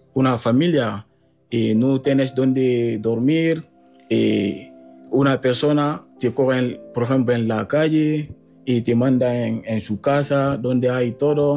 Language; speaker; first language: Spanish; non-native, learner; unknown